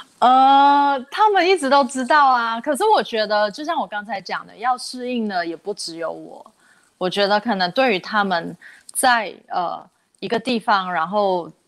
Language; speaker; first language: Chinese; native; Chinese